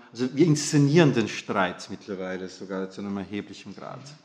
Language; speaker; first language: German; native; German